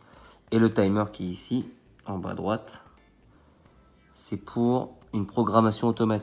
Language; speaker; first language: French; native; French